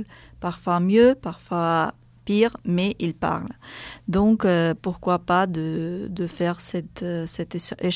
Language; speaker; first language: French; non-native, fluent; Russian